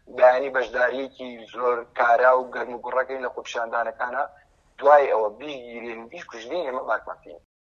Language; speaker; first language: Central Kurdish; native; Central Kurdish